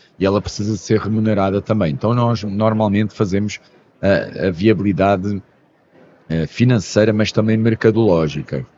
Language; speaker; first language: Portuguese; native; Portuguese